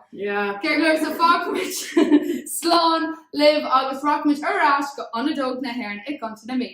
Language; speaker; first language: Irish; non-native, local second language; English